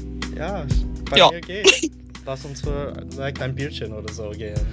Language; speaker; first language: German; non-native, learner; English